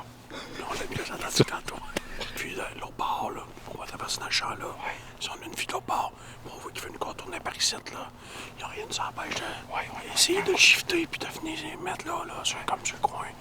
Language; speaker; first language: French; native; French